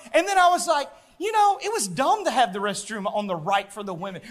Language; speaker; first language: English; native; English